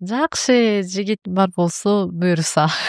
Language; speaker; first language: Kyrgyz; non-native, learner; Japanese